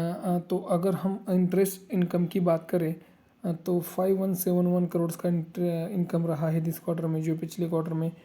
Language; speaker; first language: Hindi; non-native, local second language; Marathi